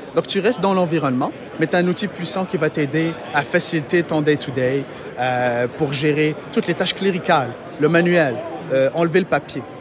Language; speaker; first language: French; non-native, local second language; Arabic